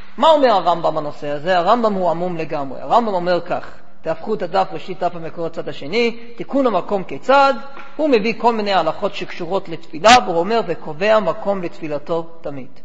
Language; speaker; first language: Hebrew; non-native, fluent; English